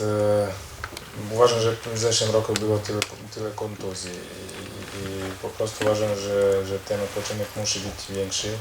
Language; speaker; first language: Polish; non-native, learner; Croatian